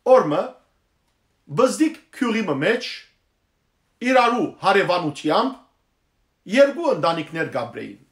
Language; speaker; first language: Armenian; early bilingual, heritage; Armenian